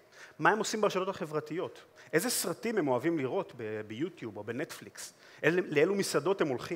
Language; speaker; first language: Hebrew; native; Hebrew